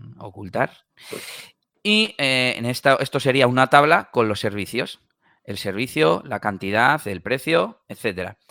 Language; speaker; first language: Spanish; native; Spanish